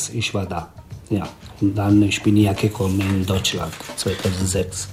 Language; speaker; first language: German; non-native, learner; Italian